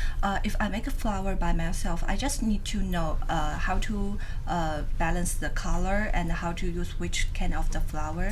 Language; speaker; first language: English; non-native, learner; Chinese